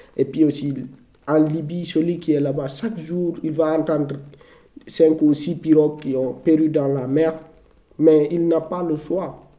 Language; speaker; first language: French; non-native, local second language; Fula